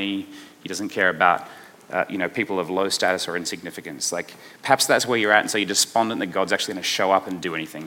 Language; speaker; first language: English; native; English